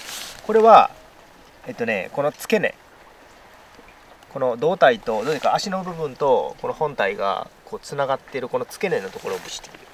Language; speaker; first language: Japanese; native; Japanese